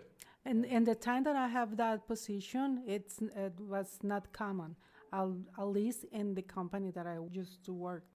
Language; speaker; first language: English; non-native, learner; Spanish